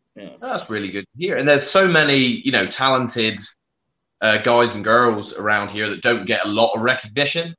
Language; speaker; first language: English; native; English